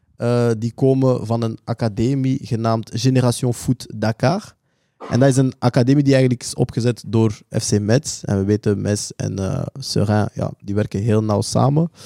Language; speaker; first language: Dutch; native; Dutch